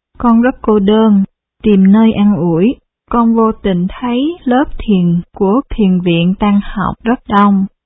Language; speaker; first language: Vietnamese; early bilingual, heritage; Vietnamese